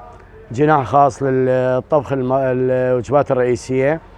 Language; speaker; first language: Arabic; native; Arabic